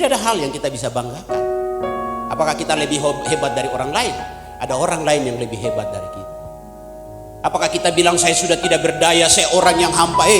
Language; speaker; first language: Indonesian; native; Indonesian